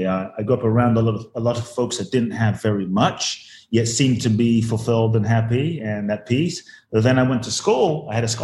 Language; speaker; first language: English; native; English